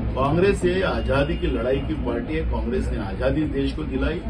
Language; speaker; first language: Hindi; non-native, local second language; Marathi